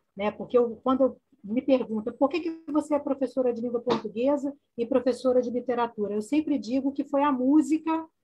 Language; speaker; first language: Portuguese; native; Portuguese